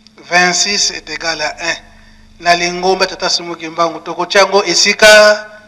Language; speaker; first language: Lingala; non-native, local second language; Kongo